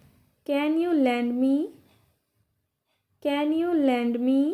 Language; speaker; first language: English; non-native, local second language; Hindi